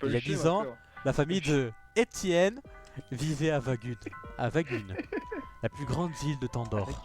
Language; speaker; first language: French; native; French